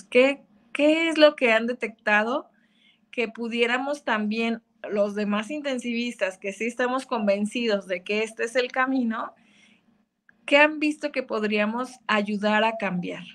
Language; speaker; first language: Spanish; native; Spanish